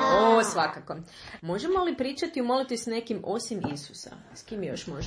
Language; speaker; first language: Serbian; native; Serbian